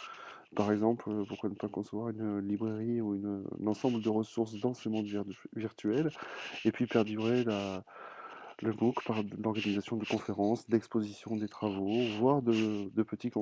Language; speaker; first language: French; native; French